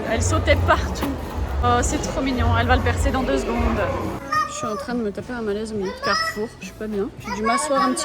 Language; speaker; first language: French; native; French